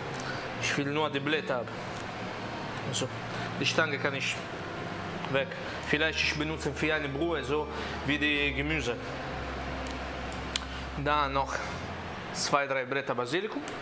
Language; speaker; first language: German; non-native, learner; Italian